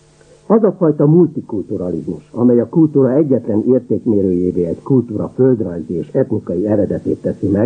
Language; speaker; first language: Hungarian; native; Hungarian